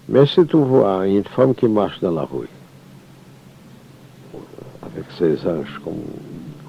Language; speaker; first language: French; non-native, fluent; Portuguese